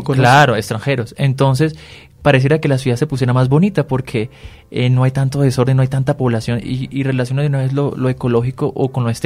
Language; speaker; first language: Spanish; native; Spanish